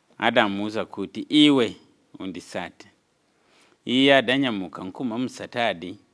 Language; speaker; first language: Nyanja; non-native, fluent; Nyankole